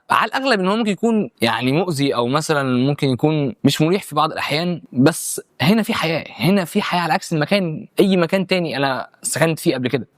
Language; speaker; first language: Arabic; native; Arabic